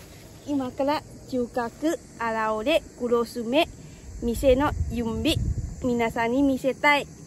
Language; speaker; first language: Japanese; non-native, learner; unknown